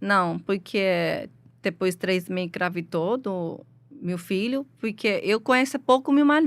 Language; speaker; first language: Portuguese; non-native, learner; Chinese